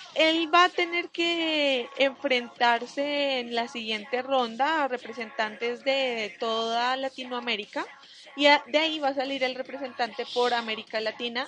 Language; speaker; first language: Spanish; native; Spanish